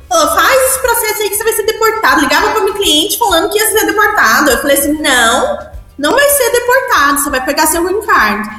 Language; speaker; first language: Portuguese; early bilingual, heritage; Portuguese